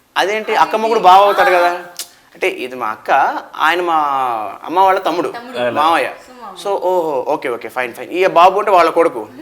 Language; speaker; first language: Telugu; native; Telugu